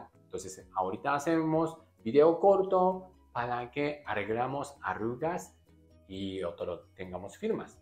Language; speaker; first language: Spanish; non-native, learner; Japanese